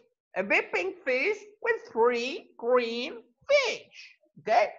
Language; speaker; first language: English; non-native, fluent; Spanish